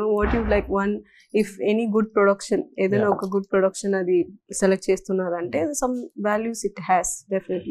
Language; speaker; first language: Telugu; non-native, learner; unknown